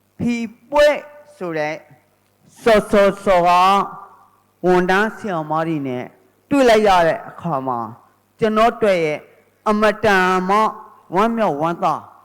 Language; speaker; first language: Burmese; native; Burmese